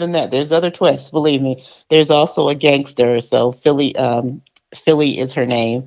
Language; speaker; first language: English; native; English